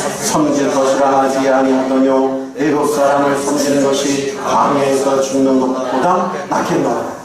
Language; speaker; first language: Korean; native; Korean